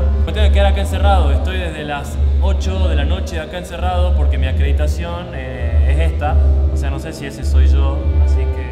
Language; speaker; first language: Spanish; native; Spanish